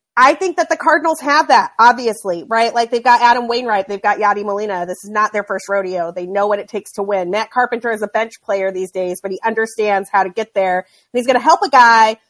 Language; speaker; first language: English; native; English